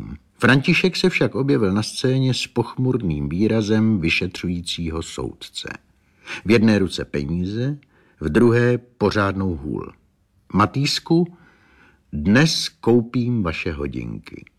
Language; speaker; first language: Czech; native; Czech